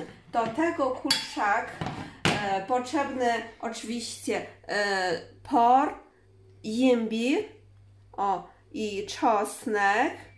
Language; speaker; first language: Polish; non-native, learner; Chinese